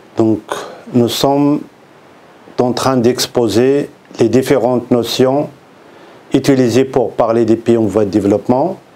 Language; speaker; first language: French; non-native, local second language; Arabic